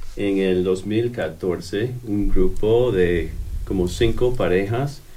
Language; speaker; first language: Spanish; non-native, fluent; English